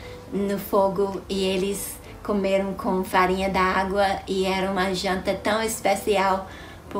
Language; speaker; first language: Portuguese; non-native, fluent; English